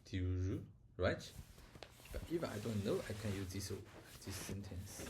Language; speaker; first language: English; non-native, learner; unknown